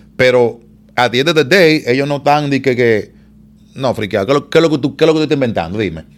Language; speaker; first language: Spanish; native; Spanish